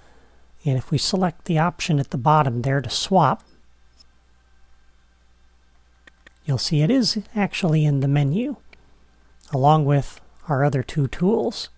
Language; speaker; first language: English; native; English